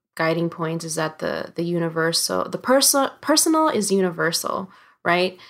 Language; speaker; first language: English; native; English